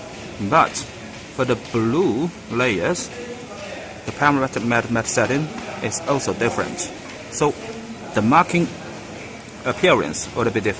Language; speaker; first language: English; non-native, learner; Chinese